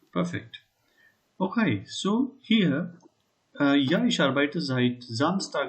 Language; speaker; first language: German; non-native, learner; Hindi